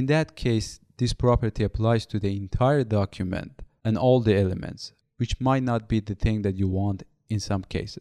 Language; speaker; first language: English; non-native, fluent; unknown